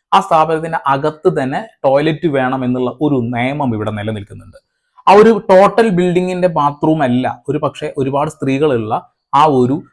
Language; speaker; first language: Malayalam; native; Malayalam